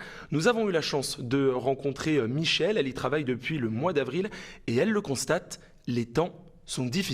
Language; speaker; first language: French; native; French